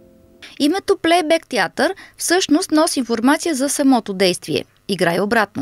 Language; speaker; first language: Bulgarian; native; Bulgarian